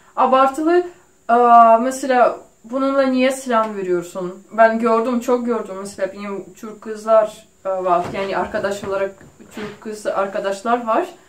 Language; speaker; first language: Turkish; non-native, fluent; Russian